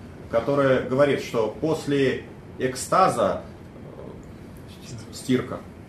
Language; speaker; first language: Russian; native; Russian